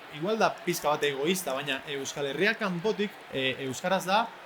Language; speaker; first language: Basque; non-native, learner; Spanish